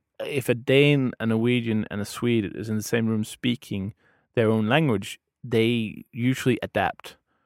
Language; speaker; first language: English; non-native, fluent; Danish